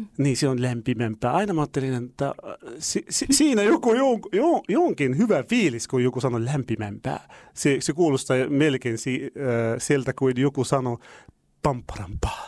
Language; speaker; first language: Finnish; non-native, learner; Arabic